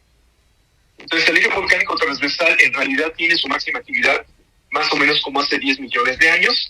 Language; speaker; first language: Spanish; native; Spanish